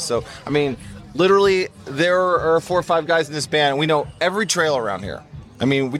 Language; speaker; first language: English; native; English